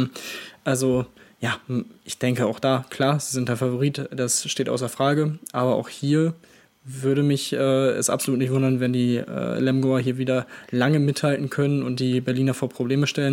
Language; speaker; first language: German; native; German